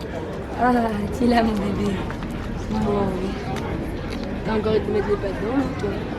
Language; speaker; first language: French; native; French